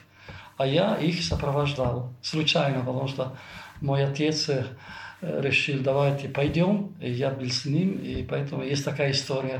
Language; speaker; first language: Russian; non-native, fluent; Italian